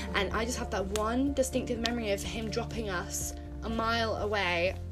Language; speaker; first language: English; native; English